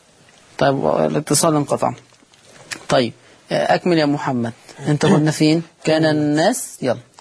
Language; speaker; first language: Arabic; native; Arabic